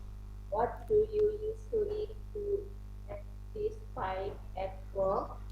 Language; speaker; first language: English; non-native, learner; Indonesian